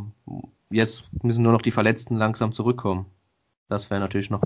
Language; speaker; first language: German; native; German